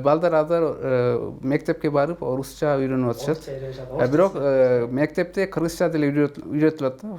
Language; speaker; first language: Kyrgyz; non-native, fluent; Urdu